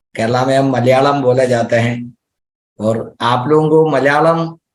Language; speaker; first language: Hindi; non-native, local second language; Malayalam